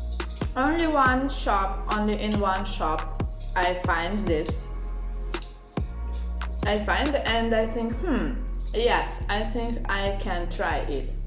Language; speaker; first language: English; non-native, learner; Russian